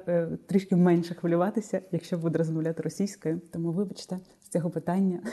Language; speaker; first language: Ukrainian; non-native, local second language; Russian